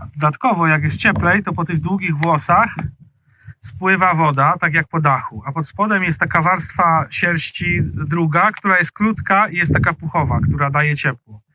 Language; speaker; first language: Polish; native; Polish